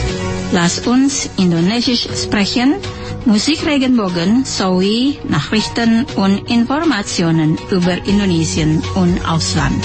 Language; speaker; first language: German; non-native, fluent; Indonesian